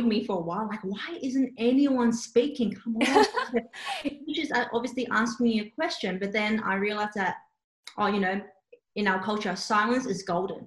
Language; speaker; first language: English; non-native, local second language; Cantonese